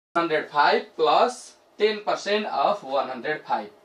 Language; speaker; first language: English; non-native, local second language; Nepali